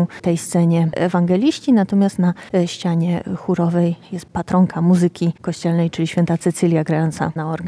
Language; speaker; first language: Polish; native; Polish